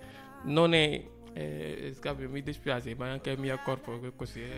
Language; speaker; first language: Italian; non-native, learner; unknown